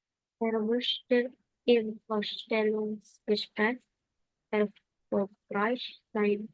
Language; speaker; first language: German; non-native, learner; Indonesian